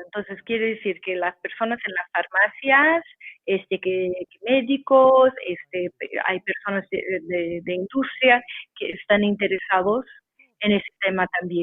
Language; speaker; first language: Spanish; non-native, fluent; English